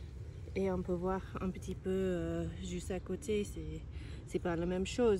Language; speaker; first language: French; non-native, fluent; English